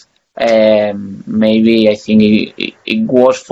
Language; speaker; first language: English; non-native, fluent; Spanish